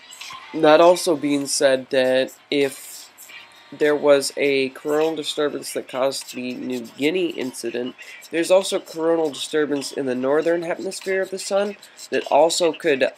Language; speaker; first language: English; native; English